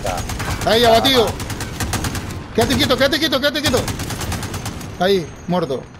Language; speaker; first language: Spanish; native; Spanish